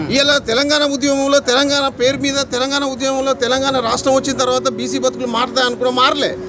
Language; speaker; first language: Telugu; native; Telugu